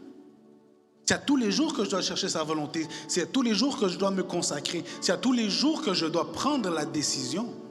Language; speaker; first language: French; non-native, fluent; Spanish